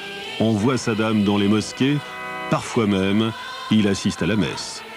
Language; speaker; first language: French; native; French